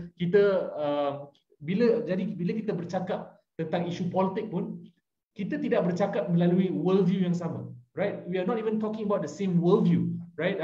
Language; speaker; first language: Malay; non-native, local second language; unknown